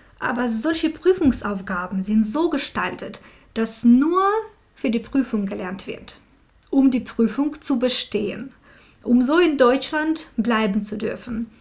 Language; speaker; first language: German; non-native, fluent; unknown